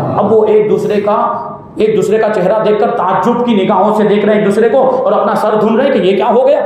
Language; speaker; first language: Urdu; native; Urdu